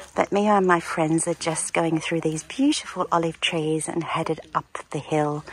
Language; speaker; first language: English; native; English